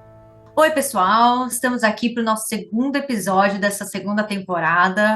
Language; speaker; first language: Portuguese; native; Portuguese